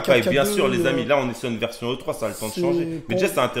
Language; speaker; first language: French; native; French